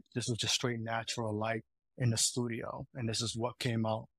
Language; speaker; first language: English; early bilingual, heritage; Italian